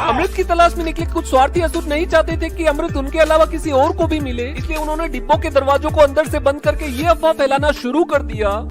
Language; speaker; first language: Hindi; native; Hindi